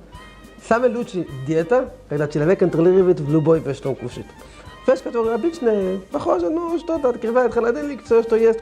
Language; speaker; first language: Russian; non-native, learner; Hebrew